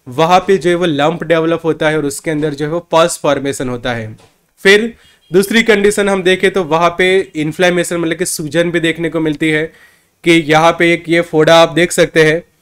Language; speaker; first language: Hindi; non-native, local second language; Gujarati